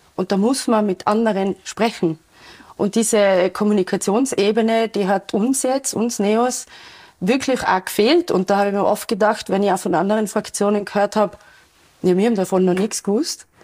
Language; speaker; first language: German; native; German